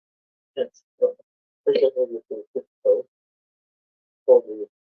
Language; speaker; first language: English; non-native, learner; Spanish